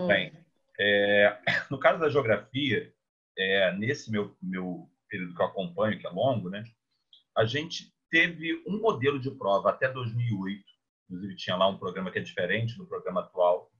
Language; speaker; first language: Portuguese; native; Portuguese